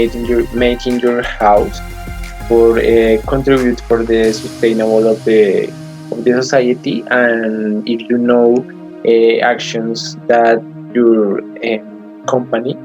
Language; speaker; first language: English; non-native, learner; Spanish